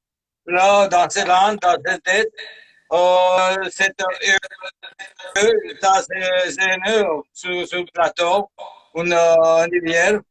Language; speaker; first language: French; non-native, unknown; Romanian